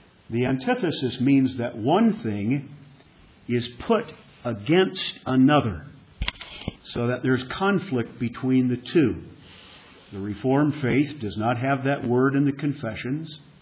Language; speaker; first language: English; native; English